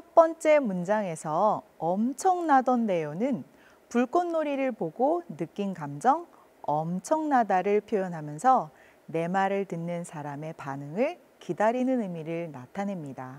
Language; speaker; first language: Korean; native; Korean